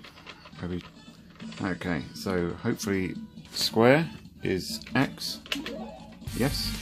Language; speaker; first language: English; native; English